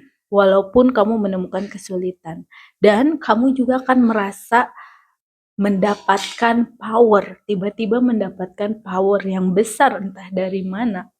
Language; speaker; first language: Indonesian; native; Indonesian